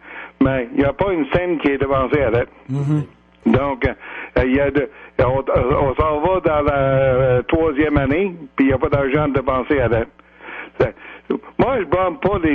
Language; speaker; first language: French; native; French